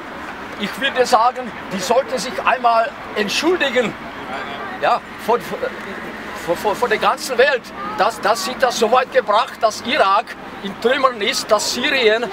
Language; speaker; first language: German; non-native, fluent; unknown